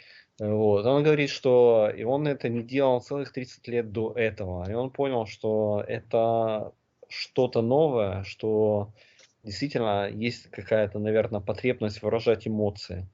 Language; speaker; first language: Russian; native; Russian